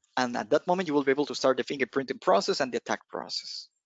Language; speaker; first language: English; non-native, fluent; Spanish